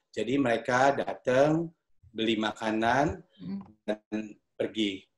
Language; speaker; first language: Indonesian; native; Indonesian